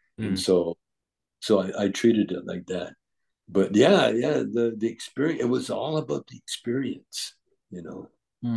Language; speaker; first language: English; native; English